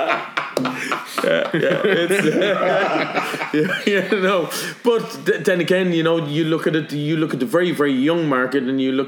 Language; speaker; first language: English; native; English